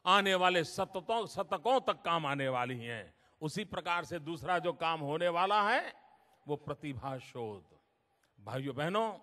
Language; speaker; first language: Hindi; non-native, local second language; Gujarati